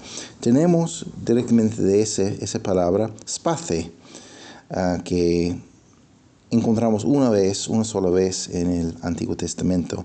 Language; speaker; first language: Spanish; non-native, fluent; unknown